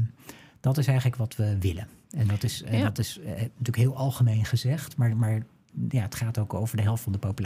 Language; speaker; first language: Dutch; native; Dutch